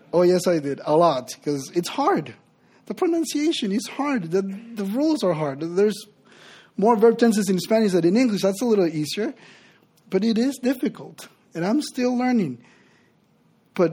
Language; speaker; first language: English; non-native, fluent; Spanish